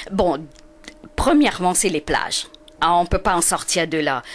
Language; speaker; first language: French; non-native, local second language; Morisyen